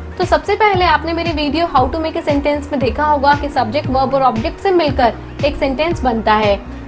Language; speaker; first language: Hindi; native; Hindi